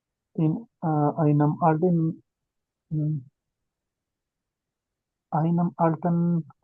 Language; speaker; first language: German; non-native, learner; Urdu